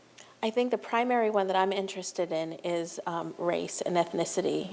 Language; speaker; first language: English; native; English